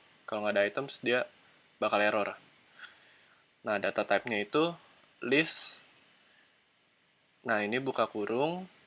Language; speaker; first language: Indonesian; native; Indonesian